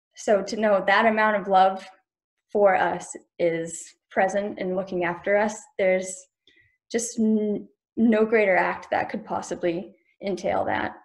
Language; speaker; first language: English; native; English